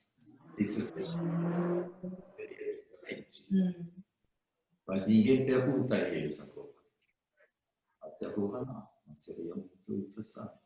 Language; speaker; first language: Portuguese; non-native, fluent; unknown